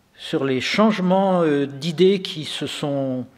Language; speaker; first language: French; native; French